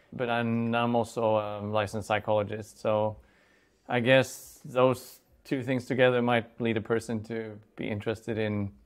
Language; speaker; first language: English; non-native, fluent; Swedish